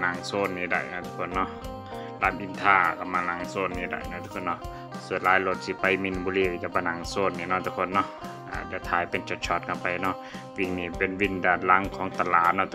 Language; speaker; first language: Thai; non-native, local second language; Lao